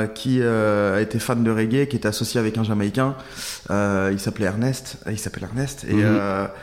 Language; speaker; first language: French; native; French